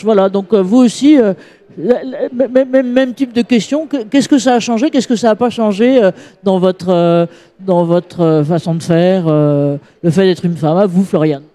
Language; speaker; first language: French; native; French